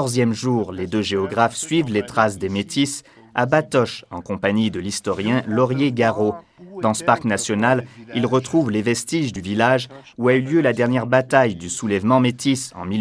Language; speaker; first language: French; native; French